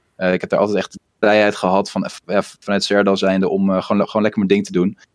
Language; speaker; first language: Dutch; early bilingual, other home language; Russian